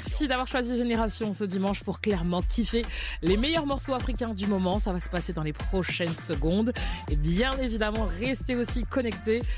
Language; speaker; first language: French; native; French